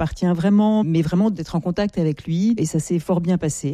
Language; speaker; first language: French; native; French